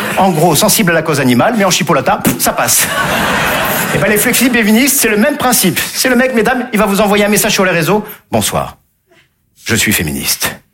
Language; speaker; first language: French; native; French